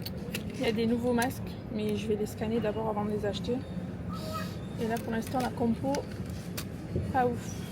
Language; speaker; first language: French; native; French